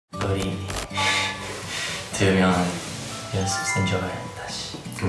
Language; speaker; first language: Korean; non-native, fluent; Japanese